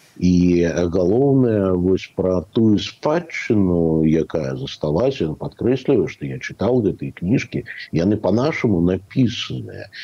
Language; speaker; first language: Belarusian; native; Belarusian